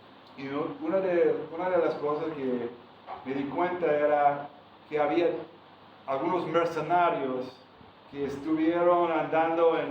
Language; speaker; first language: Spanish; non-native, fluent; English